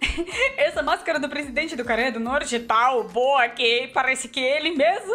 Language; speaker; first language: Portuguese; non-native, learner; Russian